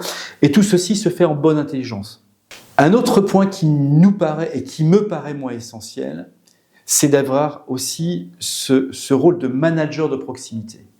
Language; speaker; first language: French; native; French